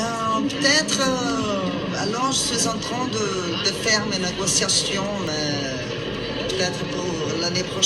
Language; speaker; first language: French; non-native, learner; Portuguese